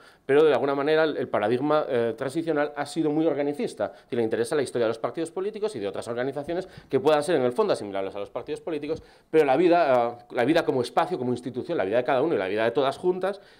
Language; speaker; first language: Spanish; native; Spanish